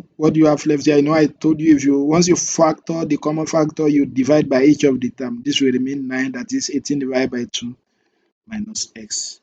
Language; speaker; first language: English; non-native, local second language; Yoruba